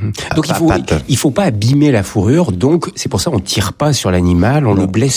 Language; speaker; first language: French; native; French